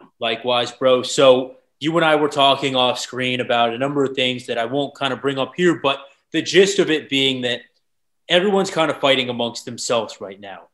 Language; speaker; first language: English; native; English